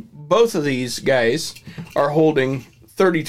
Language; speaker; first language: English; native; English